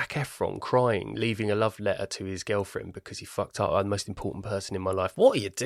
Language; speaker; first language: English; native; English